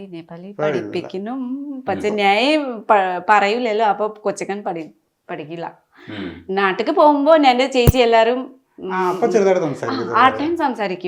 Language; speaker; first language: Malayalam; non-native, learner; Nepali